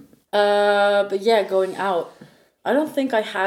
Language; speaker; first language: English; non-native, fluent; Norwegian